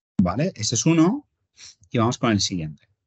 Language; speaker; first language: Spanish; native; Spanish